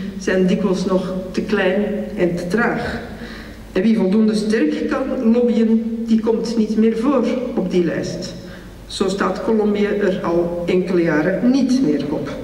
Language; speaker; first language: Dutch; native; Dutch